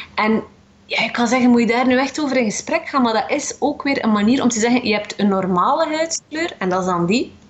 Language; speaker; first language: Dutch; early bilingual, other home language; Arabic